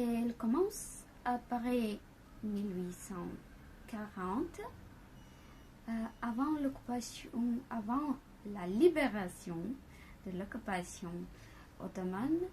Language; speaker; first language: French; non-native, fluent; Bulgarian